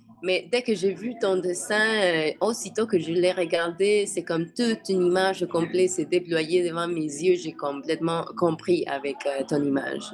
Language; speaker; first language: French; native; French